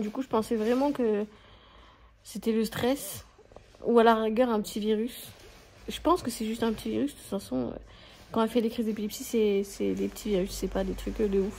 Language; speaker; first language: French; native; French